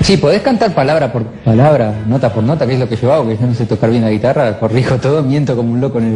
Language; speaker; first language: Spanish; native; Spanish